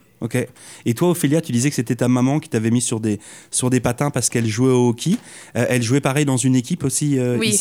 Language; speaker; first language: French; native; French